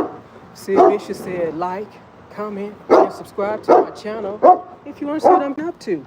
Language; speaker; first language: English; native; English